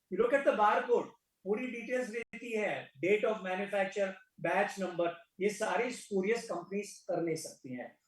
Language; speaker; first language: Hindi; non-native, local second language; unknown